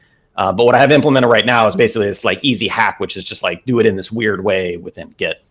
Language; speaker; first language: English; native; English